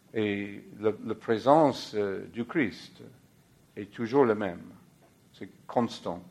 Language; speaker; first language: French; non-native, fluent; English